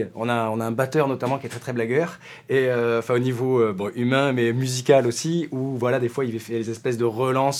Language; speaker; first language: French; native; French